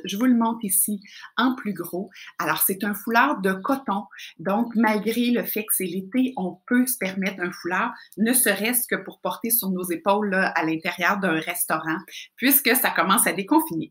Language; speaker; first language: French; native; French